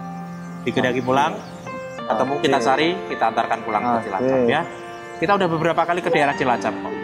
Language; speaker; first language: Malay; non-native, local second language; Javanese